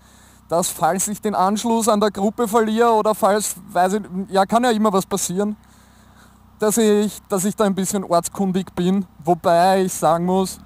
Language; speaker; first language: German; native; German